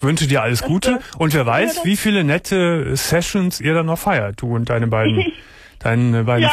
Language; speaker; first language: German; native; German